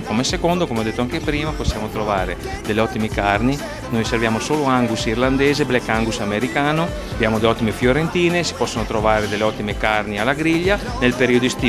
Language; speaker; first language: Italian; native; Italian